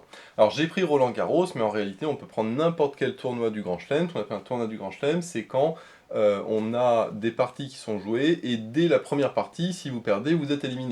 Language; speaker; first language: French; native; French